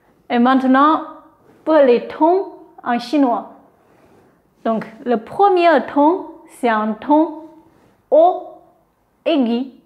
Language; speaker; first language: French; non-native, fluent; Chinese